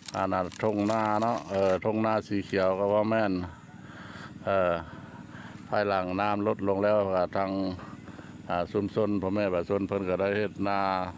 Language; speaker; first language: Lao; native; Lao